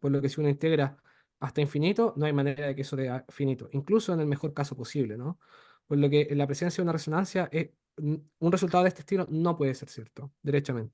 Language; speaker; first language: Spanish; native; Spanish